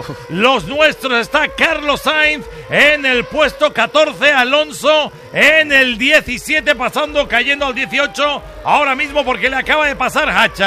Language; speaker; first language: Spanish; native; Spanish